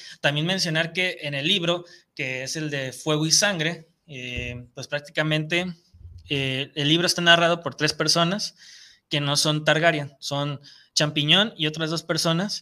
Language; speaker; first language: Spanish; native; Spanish